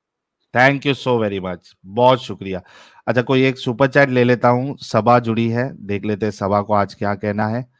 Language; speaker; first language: Hindi; native; Hindi